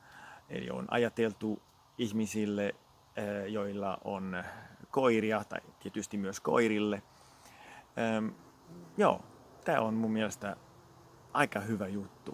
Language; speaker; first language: Finnish; non-native, fluent; Italian